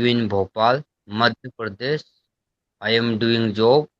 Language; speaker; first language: English; non-native, learner; Hindi